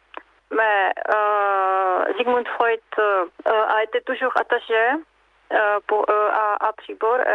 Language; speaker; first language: French; non-native, learner; Czech